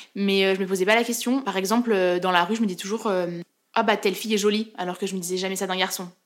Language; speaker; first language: French; native; French